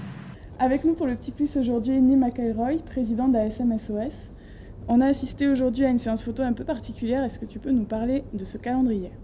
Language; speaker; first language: French; native; French